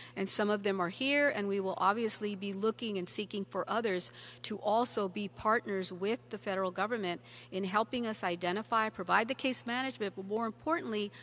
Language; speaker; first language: English; early bilingual, other home language; Spanish